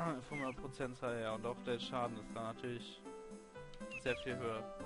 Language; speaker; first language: German; native; German